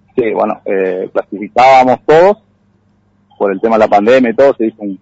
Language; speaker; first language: Spanish; native; Spanish